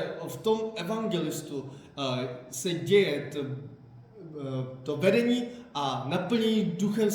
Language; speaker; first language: Czech; non-native, fluent; Korean